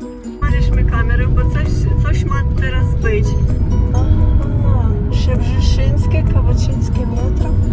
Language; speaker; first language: Polish; non-native, learner; Ukrainian